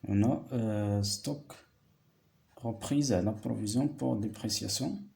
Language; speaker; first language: French; non-native, local second language; Arabic